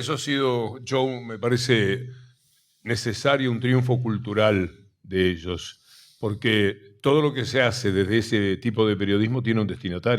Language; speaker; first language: Spanish; native; Spanish